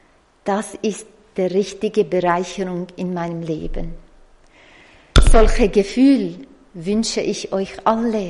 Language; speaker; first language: German; non-native, fluent; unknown